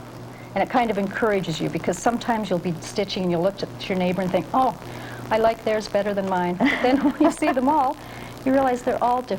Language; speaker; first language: English; native; English